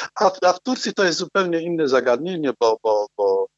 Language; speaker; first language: Polish; non-native, fluent; Arabic